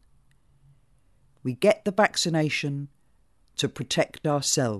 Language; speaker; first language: English; native; English